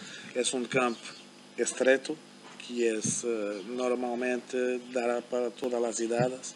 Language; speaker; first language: Portuguese; non-native, fluent; German